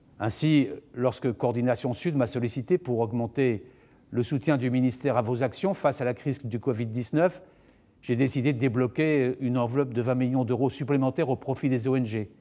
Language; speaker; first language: French; native; French